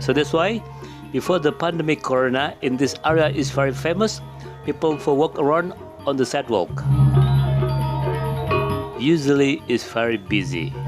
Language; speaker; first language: English; non-native, local second language; Indonesian